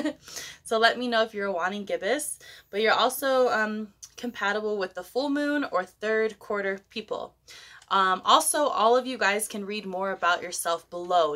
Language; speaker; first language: English; native; English